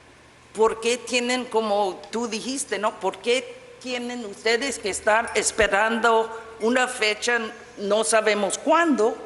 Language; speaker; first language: Spanish; non-native, fluent; English